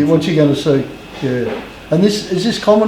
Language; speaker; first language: English; native; English